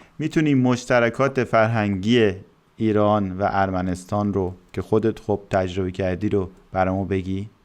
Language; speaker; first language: Persian; native; Persian